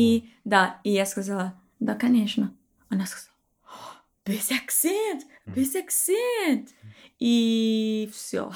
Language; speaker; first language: Russian; non-native, learner; English